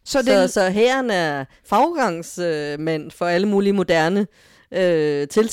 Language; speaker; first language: Danish; native; Danish